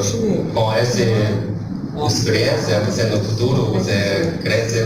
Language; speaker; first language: Portuguese; non-native, learner; Chinese